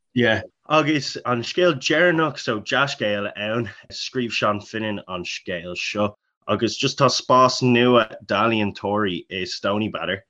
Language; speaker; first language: Irish; non-native, local second language; English